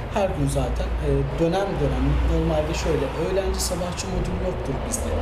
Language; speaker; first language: Turkish; native; Turkish